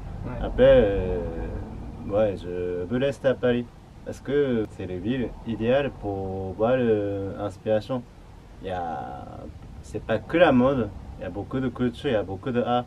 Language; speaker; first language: French; non-native, learner; Japanese